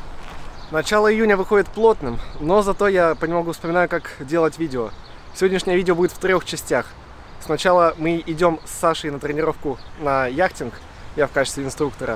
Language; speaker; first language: Russian; native; Russian